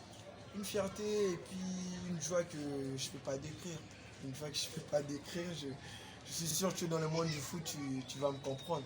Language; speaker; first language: French; non-native, local second language; Lingala